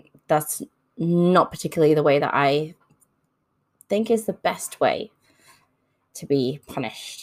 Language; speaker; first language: English; native; English